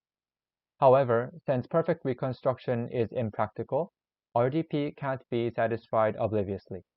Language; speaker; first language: English; non-native, learner; Korean